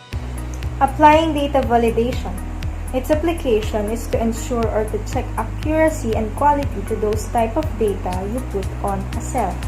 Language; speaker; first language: English; non-native, local second language; Filipino